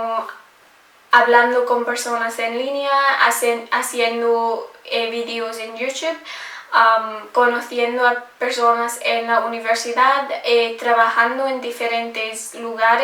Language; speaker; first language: Spanish; non-native, learner; English